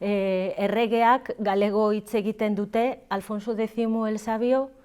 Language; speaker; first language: Basque; non-native, learner; Galician